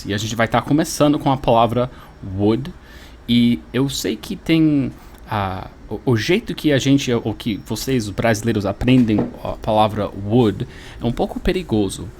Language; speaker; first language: Portuguese; non-native, fluent; English